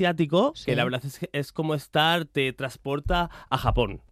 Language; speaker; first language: Spanish; native; Spanish